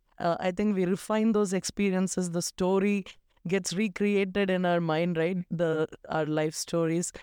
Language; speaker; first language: English; non-native, local second language; Malayalam